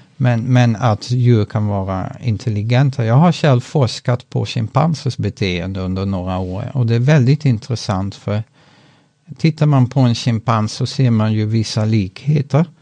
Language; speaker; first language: Swedish; non-native, fluent; Dutch